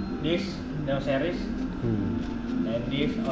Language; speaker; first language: English; non-native, learner; Indonesian